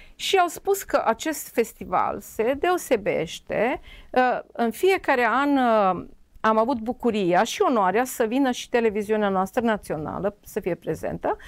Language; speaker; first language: Romanian; non-native, local second language; Serbian